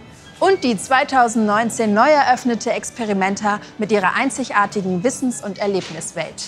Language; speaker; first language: German; native; German